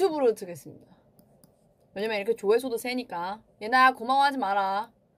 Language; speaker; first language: Korean; non-native, fluent; Chinese